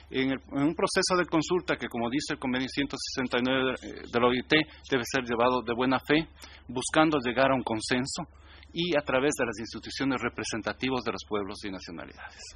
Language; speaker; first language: Spanish; native; Spanish